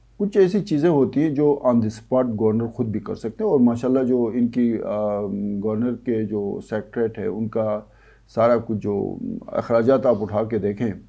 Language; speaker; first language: Urdu; non-native, local second language; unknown